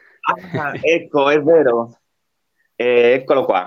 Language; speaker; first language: Italian; non-native, fluent; Spanish